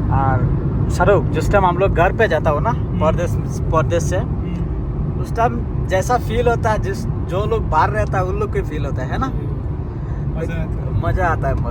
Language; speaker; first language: Hindi; non-native, learner; Bangla